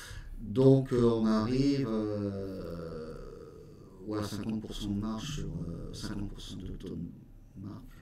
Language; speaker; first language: French; native; French